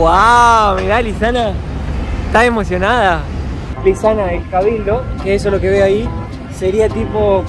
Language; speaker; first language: Spanish; native; Spanish